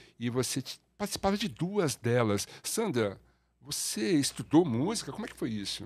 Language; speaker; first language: Portuguese; native; Portuguese